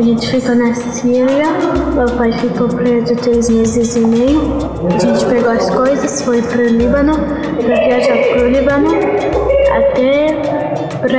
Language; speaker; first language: Portuguese; early bilingual, other home language; Arabic